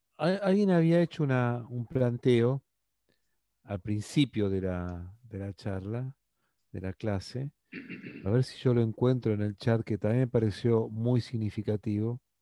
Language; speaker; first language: Spanish; native; Spanish